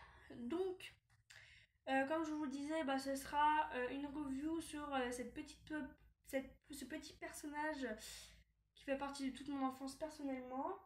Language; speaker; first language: French; native; French